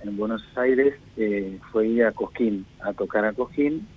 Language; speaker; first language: Spanish; native; Spanish